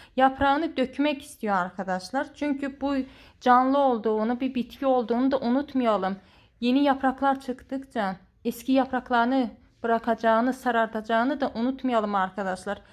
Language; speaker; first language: Turkish; non-native, fluent; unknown